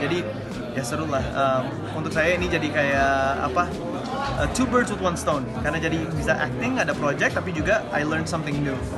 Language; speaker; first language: Indonesian; early bilingual, heritage; English